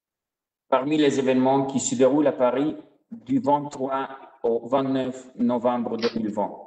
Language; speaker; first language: French; non-native, fluent; Italian